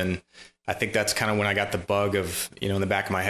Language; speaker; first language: English; native; English